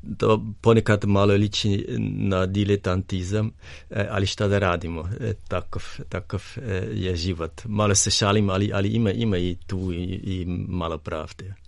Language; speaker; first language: Serbian; non-native, fluent; German